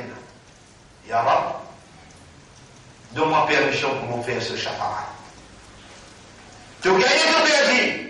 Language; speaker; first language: French; non-native, local second language; Morisyen